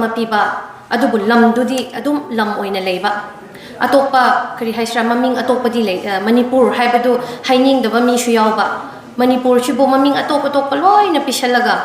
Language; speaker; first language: Manipuri; non-native, local second language; Tangkhul Naga (India)